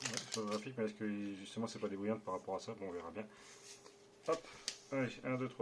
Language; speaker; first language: French; native; French